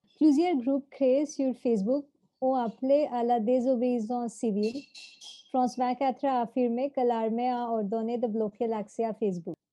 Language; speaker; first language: French; non-native, fluent; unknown